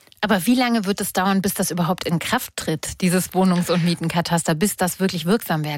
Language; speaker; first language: German; native; German